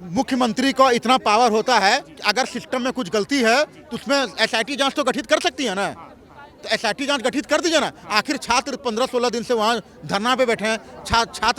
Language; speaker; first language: Hindi; native; Hindi